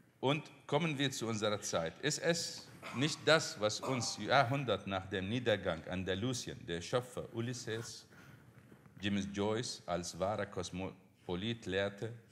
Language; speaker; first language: German; non-native, fluent; Arabic